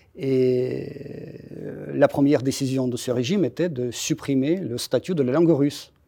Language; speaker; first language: French; non-native, fluent; Russian